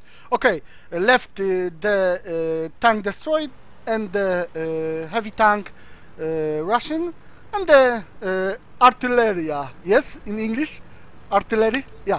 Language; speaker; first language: English; non-native, learner; Polish